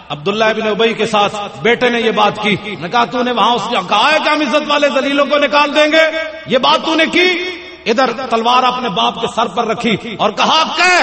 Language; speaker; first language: Urdu; non-native, local second language; Punjabi